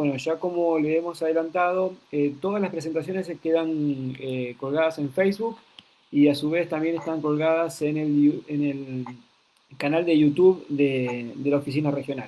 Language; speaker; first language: Spanish; native; Spanish